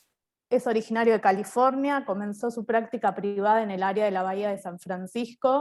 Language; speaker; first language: Spanish; native; Spanish